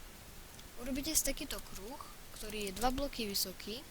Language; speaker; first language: Slovak; native; Slovak